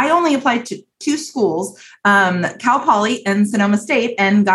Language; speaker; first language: English; native; English